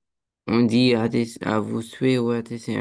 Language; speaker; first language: French; non-native, learner; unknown